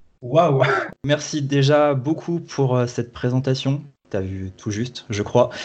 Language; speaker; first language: French; native; French